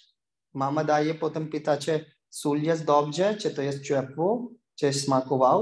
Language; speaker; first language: Polish; non-native, learner; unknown